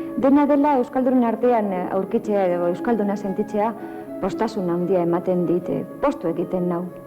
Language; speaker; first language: Basque; non-native, local second language; Spanish